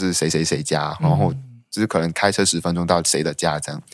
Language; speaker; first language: Chinese; non-native, local second language; Cantonese